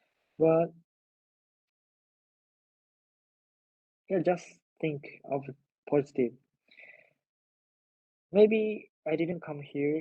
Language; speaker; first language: English; non-native, learner; Japanese